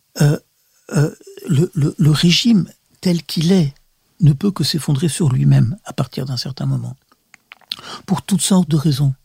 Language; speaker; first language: French; early bilingual, other home language; Russian